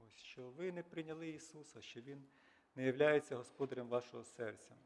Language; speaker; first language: Ukrainian; native; Ukrainian